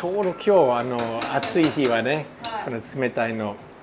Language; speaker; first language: Japanese; non-native, fluent; English